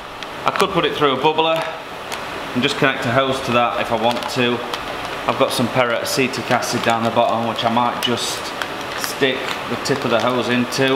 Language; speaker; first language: English; native; English